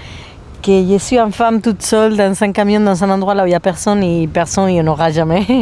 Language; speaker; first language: French; non-native, fluent; Spanish